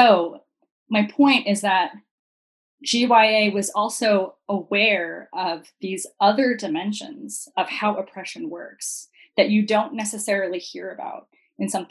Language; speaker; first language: English; native; English